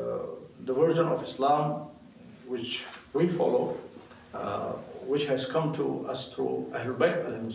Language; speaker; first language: English; non-native, local second language; Urdu